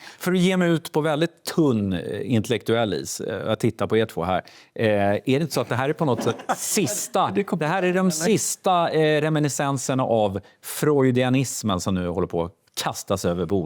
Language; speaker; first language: Swedish; native; Swedish